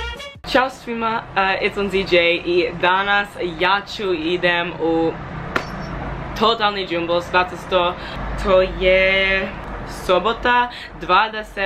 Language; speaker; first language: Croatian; non-native, learner; English